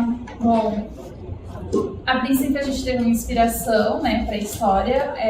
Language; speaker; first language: Portuguese; native; Portuguese